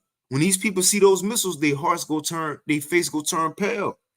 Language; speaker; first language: English; native; English